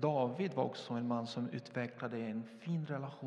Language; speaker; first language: Swedish; non-native, fluent; Portuguese